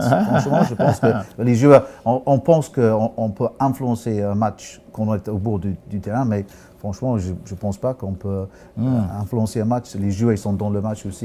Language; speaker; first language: French; non-native, fluent; English